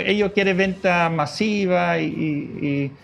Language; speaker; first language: Spanish; non-native, fluent; Dutch